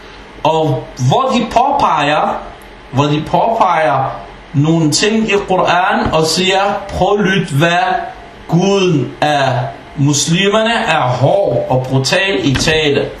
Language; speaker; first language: Danish; early bilingual, other home language; Arabic